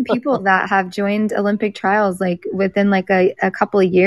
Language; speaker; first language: English; native; English